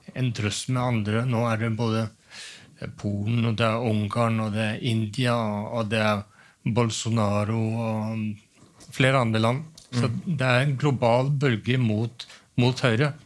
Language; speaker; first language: Norwegian; native; Norwegian